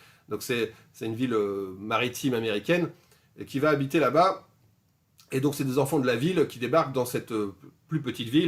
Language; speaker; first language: French; native; French